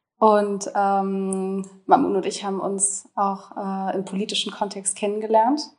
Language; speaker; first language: German; native; German